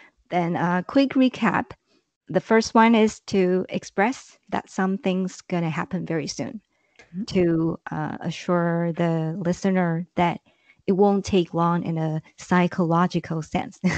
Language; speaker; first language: English; non-native, fluent; Chinese